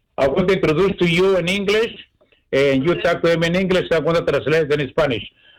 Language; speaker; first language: English; non-native, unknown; Spanish